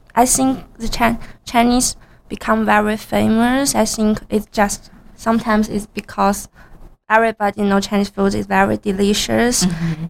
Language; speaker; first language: English; non-native, learner; Chinese